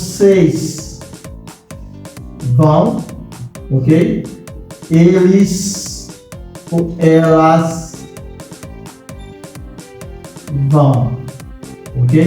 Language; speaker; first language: Portuguese; non-native, learner; Haitian Creole